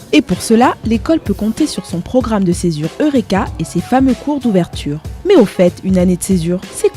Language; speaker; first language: French; native; French